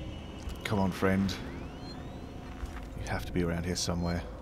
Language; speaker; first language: English; native; English